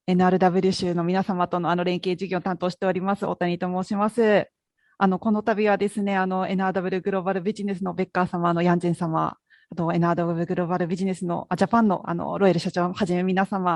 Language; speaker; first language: Japanese; native; Japanese